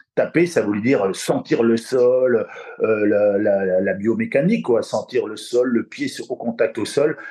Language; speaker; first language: French; native; French